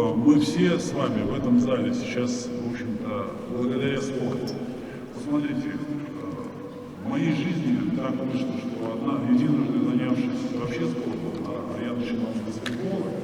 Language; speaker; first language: Russian; native; Russian